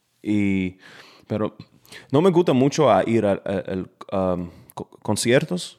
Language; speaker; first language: Spanish; non-native, learner; English